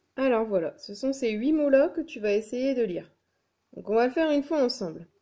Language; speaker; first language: French; native; French